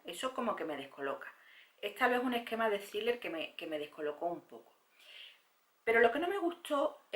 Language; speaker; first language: Spanish; native; Spanish